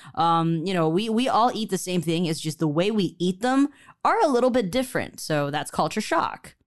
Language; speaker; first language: English; early bilingual, other home language; Chinese